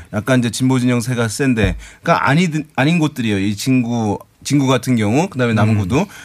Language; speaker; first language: Korean; native; Korean